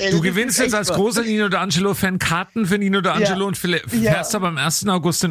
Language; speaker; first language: German; native; German